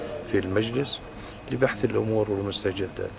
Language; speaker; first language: Arabic; native; Arabic